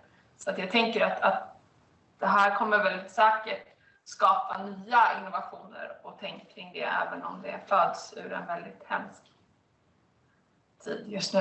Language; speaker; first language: Swedish; native; Swedish